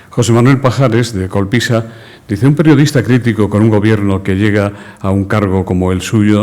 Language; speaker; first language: Spanish; native; Spanish